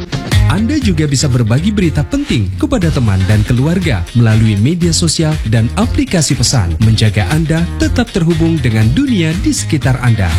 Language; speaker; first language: Indonesian; native; Indonesian